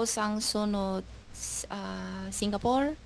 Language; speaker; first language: Filipino; non-native, learner; Chinese